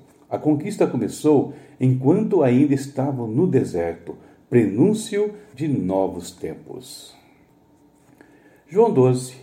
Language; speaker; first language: Portuguese; native; Portuguese